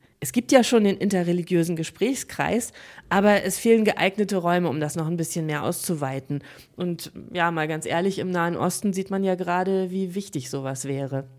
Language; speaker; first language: German; native; German